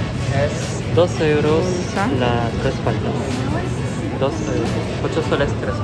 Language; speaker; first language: Spanish; non-native, learner; French